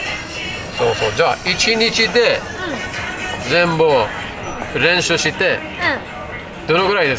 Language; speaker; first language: Japanese; non-native, learner; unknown